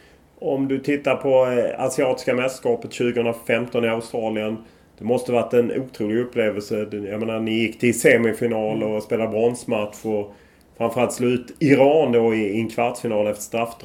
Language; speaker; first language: Swedish; native; Swedish